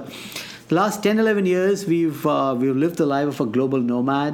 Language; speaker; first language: English; non-native, local second language; Hindi